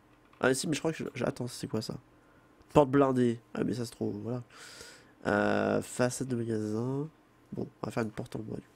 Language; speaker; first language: French; native; French